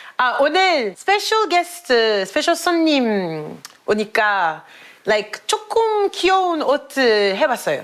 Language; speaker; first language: Korean; non-native, learner; English